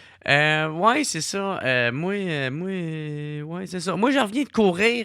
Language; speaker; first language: French; native; French